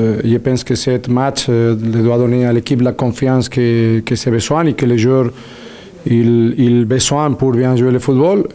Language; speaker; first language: French; non-native, learner; Spanish